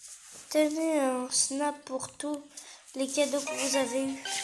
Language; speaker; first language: French; native; French